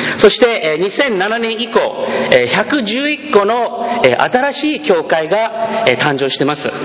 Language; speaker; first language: Japanese; early bilingual, heritage; Japanese